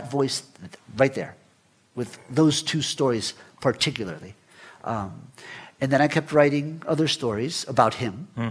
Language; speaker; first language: English; early bilingual, other home language; Spanish